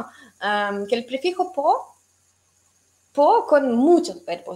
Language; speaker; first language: Spanish; non-native, fluent; Russian